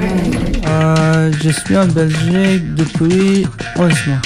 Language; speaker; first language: French; non-native, learner; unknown